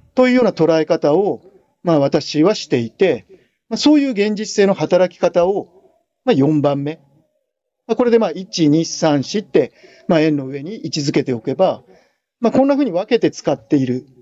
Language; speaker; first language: Japanese; native; Japanese